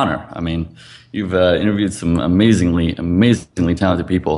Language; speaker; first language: English; native; English